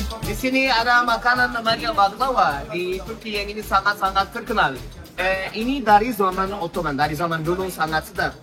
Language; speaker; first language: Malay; non-native, fluent; Turkish